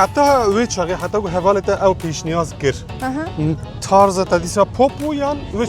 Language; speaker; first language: Kurdish; native; Kurdish